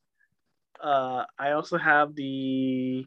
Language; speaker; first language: English; native; English